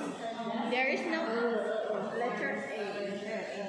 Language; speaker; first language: English; non-native, learner; Indonesian